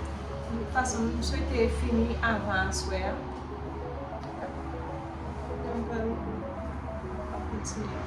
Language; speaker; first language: French; non-native, learner; Haitian Creole